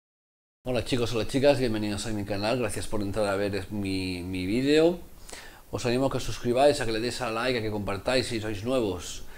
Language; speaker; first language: Spanish; native; Spanish